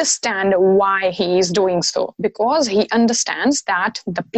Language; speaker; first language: English; non-native, local second language; Maithili